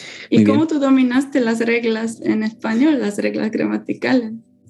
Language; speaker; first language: Spanish; non-native, fluent; Polish